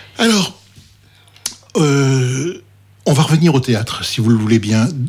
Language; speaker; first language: French; native; French